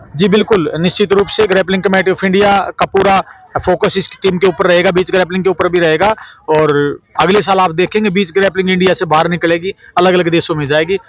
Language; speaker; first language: Hindi; native; Hindi